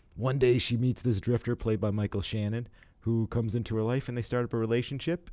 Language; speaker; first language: English; native; English